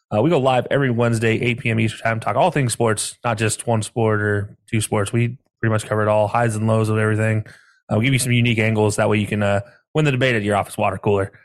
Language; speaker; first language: English; native; English